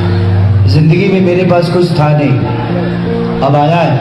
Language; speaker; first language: Hindi; non-native, local second language; Bhojpuri